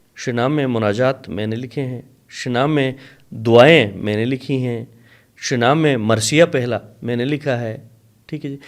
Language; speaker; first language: Urdu; non-native, local second language; Sicilian